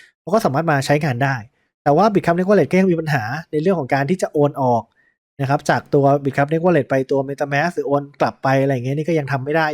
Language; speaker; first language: Thai; native; Thai